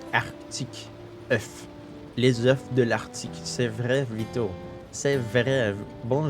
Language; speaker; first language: French; non-native, local second language; English